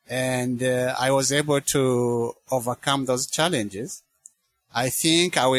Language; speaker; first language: English; non-native, local second language; Kinyarwanda